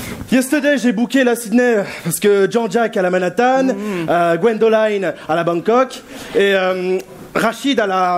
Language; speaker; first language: French; native; French